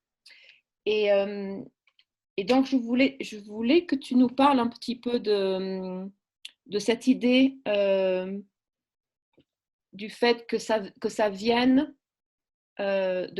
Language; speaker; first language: French; native; French